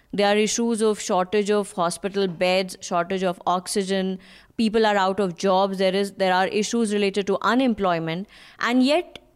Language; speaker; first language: English; non-native, local second language; Hindi